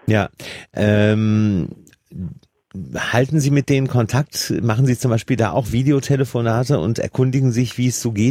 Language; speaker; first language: German; native; German